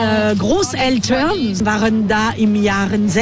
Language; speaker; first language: German; non-native, learner; French